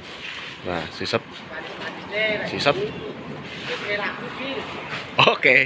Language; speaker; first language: Indonesian; non-native, local second language; Javanese